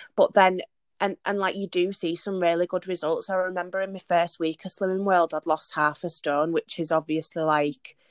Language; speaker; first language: English; native; English